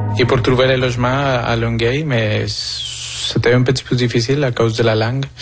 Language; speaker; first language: French; non-native, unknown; Spanish